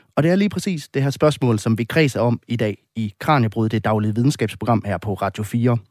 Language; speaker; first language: Danish; native; Danish